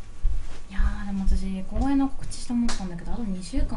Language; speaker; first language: Japanese; native; Japanese